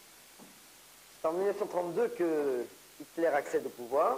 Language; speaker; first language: French; native; French